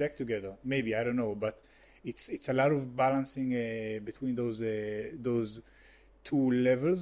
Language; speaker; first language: English; non-native, fluent; Hebrew